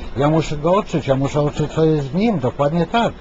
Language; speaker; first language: Polish; non-native, fluent; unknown